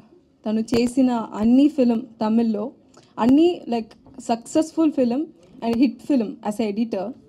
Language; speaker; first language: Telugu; non-native, learner; Tamil